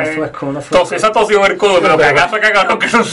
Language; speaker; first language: Spanish; native; Spanish